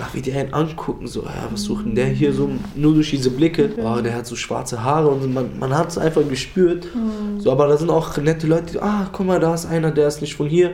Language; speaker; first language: German; early bilingual, other home language; Turkish